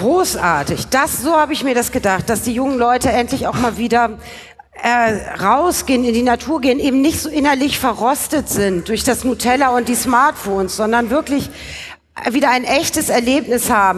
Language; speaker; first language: German; native; German